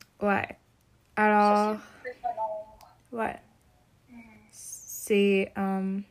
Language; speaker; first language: French; non-native, local second language; English